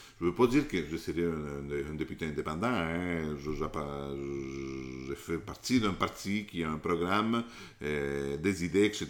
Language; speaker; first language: French; non-native, fluent; Spanish